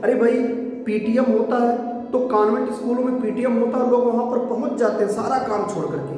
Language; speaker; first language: Hindi; native; Hindi